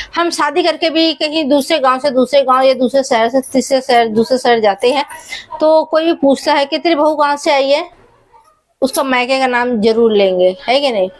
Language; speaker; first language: Hindi; native; Hindi